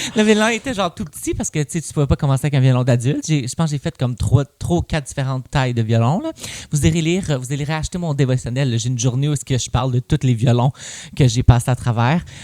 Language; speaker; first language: French; native; French